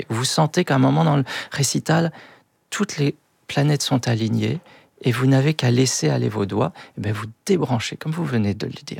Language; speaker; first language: French; native; French